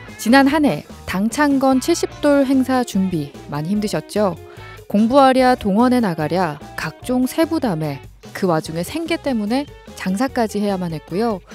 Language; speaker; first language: Korean; native; Korean